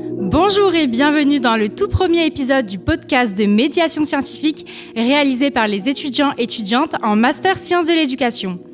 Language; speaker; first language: French; native; French